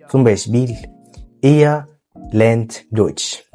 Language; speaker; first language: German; non-native, fluent; Arabic